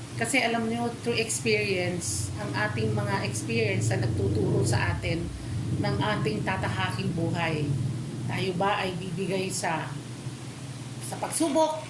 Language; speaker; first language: Filipino; native; Filipino